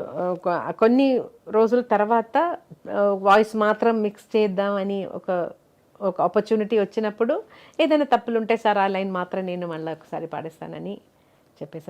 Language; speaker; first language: Telugu; non-native, local second language; Malayalam